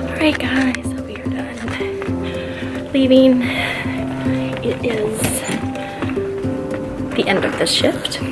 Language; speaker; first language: English; native; English